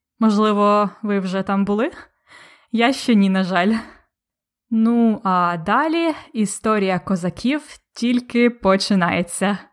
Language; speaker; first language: Ukrainian; native; Ukrainian